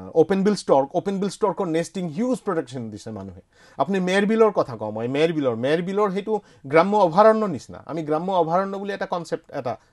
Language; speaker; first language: Assamese; non-native, local second language; Bangla